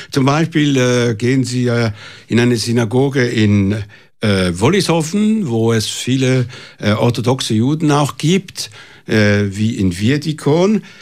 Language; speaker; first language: German; native; German